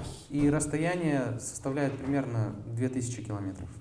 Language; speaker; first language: Russian; native; Russian